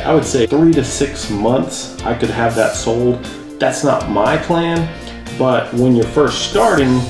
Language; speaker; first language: English; native; English